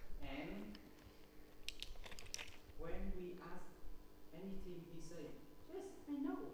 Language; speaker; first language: English; non-native, learner; Vietnamese